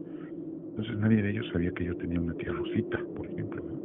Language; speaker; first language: Spanish; native; Spanish